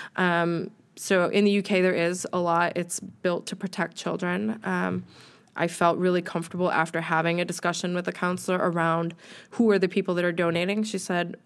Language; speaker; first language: English; native; English